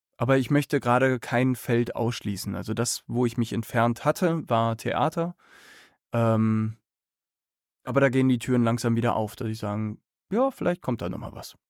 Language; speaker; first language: German; native; German